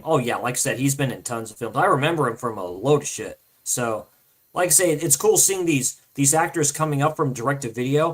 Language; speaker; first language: English; native; English